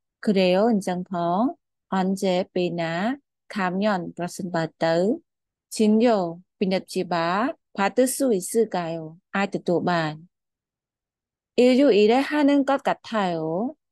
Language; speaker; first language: Korean; non-native, fluent; Khmer